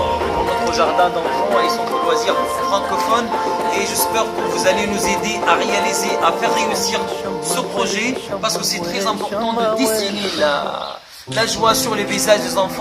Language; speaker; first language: French; non-native, fluent; Arabic